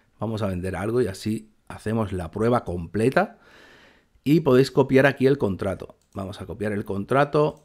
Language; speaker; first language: Spanish; native; Spanish